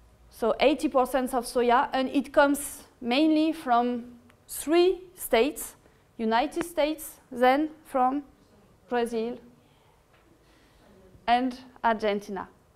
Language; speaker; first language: English; non-native, fluent; French